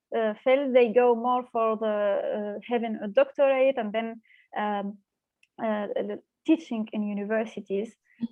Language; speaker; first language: English; non-native, fluent; Arabic